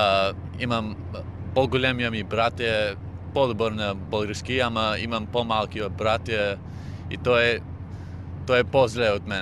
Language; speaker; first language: Bulgarian; early bilingual, heritage; English